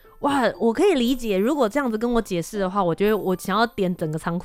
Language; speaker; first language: Chinese; native; Chinese